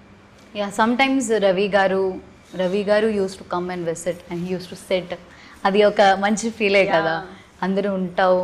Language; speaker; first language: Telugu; non-native, learner; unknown